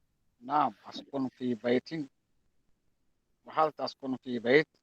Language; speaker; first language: Arabic; non-native, learner; Divehi